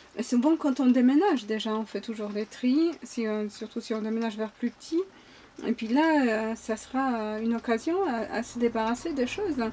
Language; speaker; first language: French; non-native, fluent; Polish